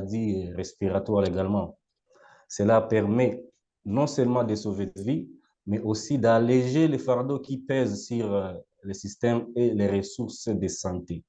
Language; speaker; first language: French; non-native, local second language; Lingala